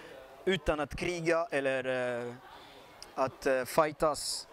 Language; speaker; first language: Swedish; non-native, fluent; Lingala